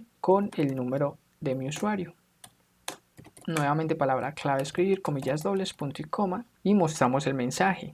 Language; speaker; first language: Spanish; native; Spanish